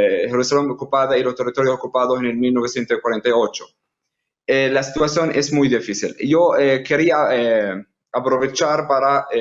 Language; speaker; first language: Spanish; non-native, fluent; Arabic